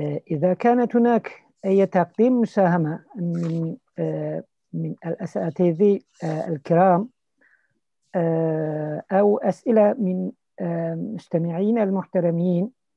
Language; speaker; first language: Arabic; non-native, fluent; Turkish